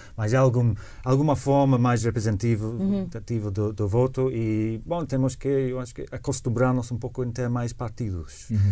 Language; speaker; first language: Portuguese; non-native, fluent; English